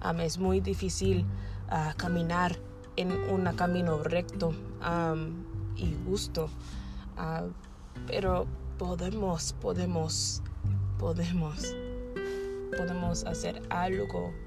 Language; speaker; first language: Spanish; non-native, learner; English